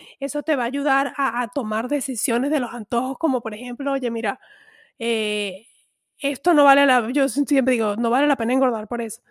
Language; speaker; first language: Spanish; native; Spanish